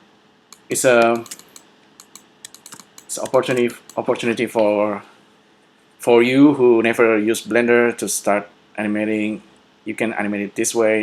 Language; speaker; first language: English; non-native, fluent; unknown